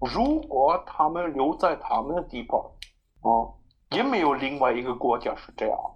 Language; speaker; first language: Chinese; non-native, learner; German